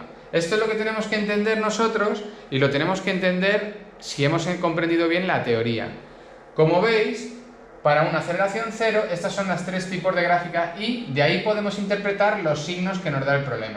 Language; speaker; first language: Spanish; native; Spanish